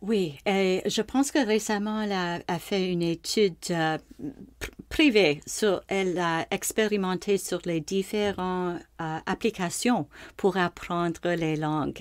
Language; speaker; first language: French; non-native, local second language; English